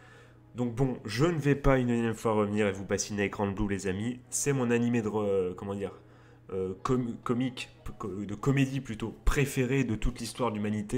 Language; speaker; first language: French; native; French